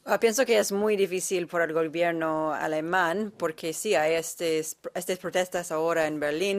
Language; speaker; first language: Spanish; non-native, fluent; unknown